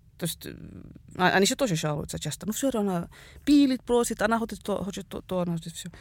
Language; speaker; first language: Russian; non-native, fluent; Swedish